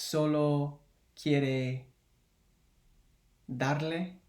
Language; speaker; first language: Spanish; non-native, learner; English